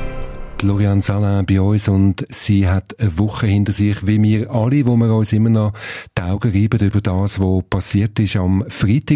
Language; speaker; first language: German; native; German